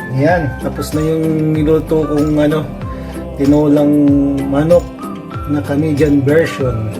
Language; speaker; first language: Filipino; non-native, local second language; Pangasinan